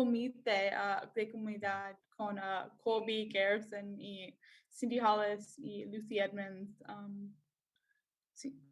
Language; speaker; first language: Spanish; non-native, learner; English